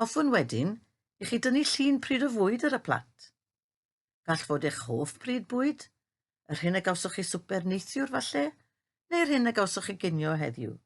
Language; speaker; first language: Welsh; native; Welsh